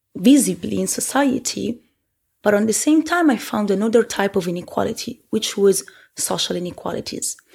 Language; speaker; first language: English; early bilingual, heritage; Italian